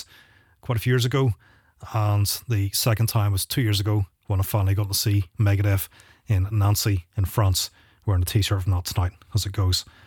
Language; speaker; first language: English; native; English